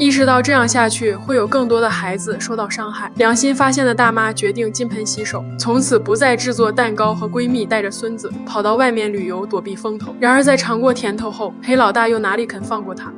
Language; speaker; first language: Chinese; native; Chinese